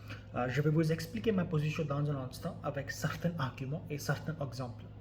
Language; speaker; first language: French; non-native, learner; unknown